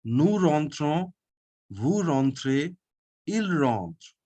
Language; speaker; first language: French; non-native, fluent; Bangla